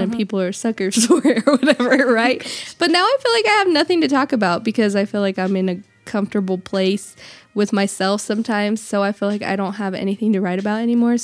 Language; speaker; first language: English; native; English